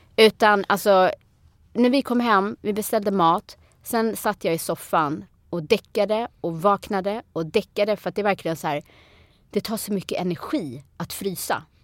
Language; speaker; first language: Swedish; early bilingual, other home language; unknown